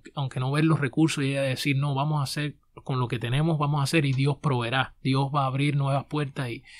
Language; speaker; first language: Spanish; native; Spanish